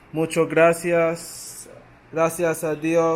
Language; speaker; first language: Spanish; non-native, learner; English